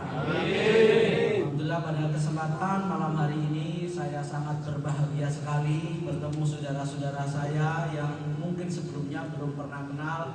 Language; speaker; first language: Indonesian; non-native, local second language; Javanese